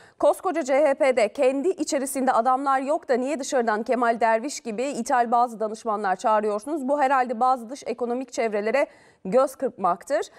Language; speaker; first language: Turkish; native; Turkish